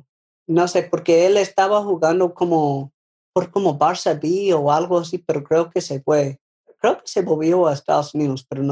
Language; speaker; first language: Spanish; non-native, learner; English